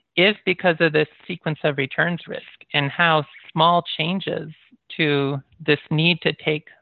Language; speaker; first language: English; native; English